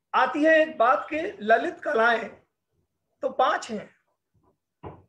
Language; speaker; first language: Hindi; native; Hindi